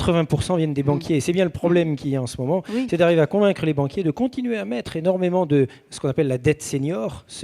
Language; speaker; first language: French; native; French